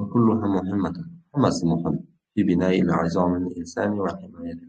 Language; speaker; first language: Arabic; non-native, fluent; Uzbek